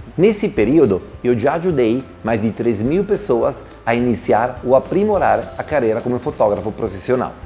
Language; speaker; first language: Portuguese; non-native, fluent; Italian